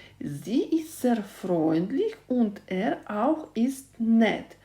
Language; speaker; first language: German; non-native, fluent; Ukrainian